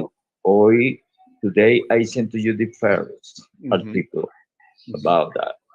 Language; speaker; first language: English; non-native, learner; Spanish